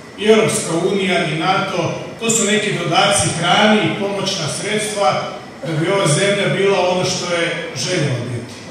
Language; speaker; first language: Croatian; native; Croatian